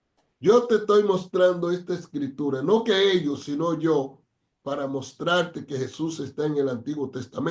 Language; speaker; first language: Spanish; non-native, fluent; English